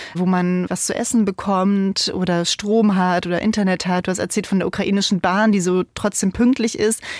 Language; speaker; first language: German; native; German